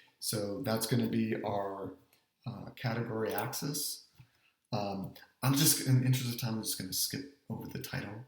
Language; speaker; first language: English; native; English